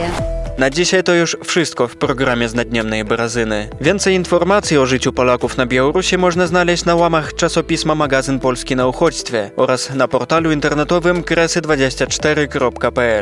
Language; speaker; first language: Polish; native; Polish